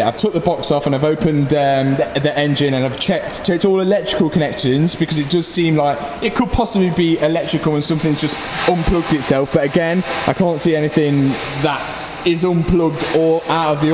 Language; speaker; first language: English; native; English